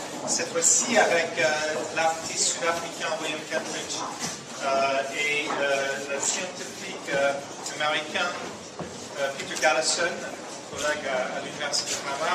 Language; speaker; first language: French; non-native, fluent; English